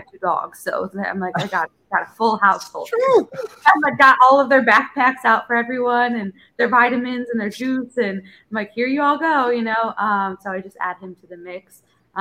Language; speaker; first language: English; native; English